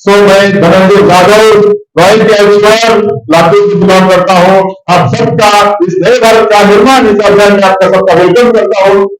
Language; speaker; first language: Hindi; non-native, local second language; Marathi